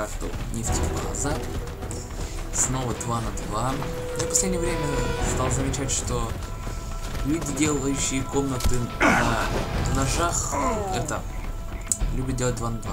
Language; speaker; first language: Russian; native; Russian